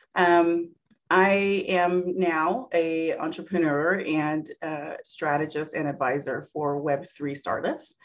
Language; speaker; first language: English; native; English